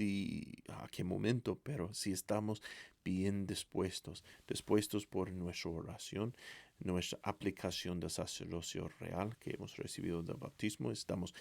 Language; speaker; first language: Spanish; non-native, fluent; English